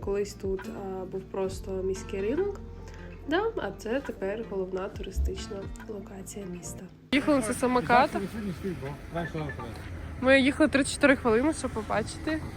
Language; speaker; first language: Ukrainian; native; Ukrainian